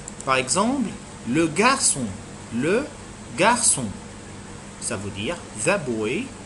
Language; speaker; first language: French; non-native, fluent; Arabic